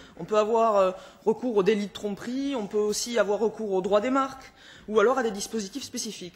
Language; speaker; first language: French; native; French